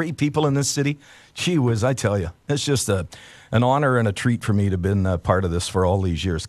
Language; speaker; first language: English; native; English